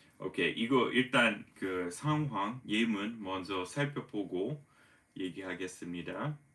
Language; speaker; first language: Korean; non-native, fluent; English